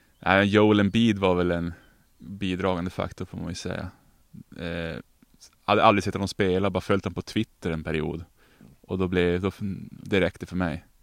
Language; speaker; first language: Swedish; native; Swedish